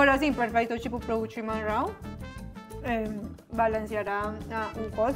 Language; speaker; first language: Portuguese; non-native, fluent; Spanish